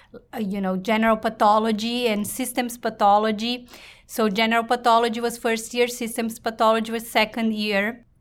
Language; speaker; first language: English; non-native, fluent; Portuguese